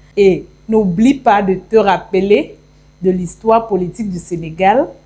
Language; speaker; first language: French; non-native, local second language; English